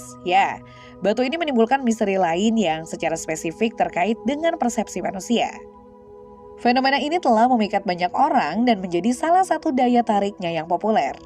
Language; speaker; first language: Indonesian; native; Indonesian